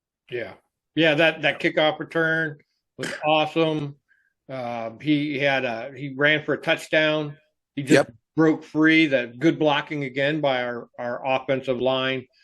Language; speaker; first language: English; native; English